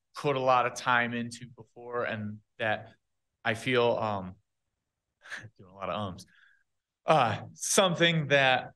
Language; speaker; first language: English; native; English